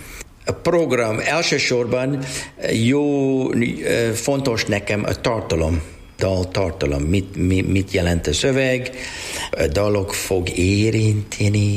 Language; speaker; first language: Hungarian; non-native, learner; English